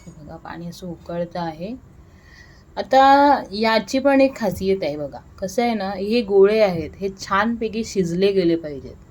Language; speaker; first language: Marathi; native; Marathi